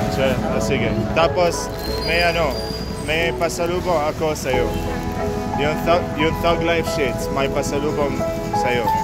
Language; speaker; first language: Filipino; non-native, learner; Arabic